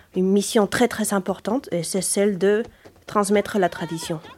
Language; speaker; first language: French; non-native, fluent; Spanish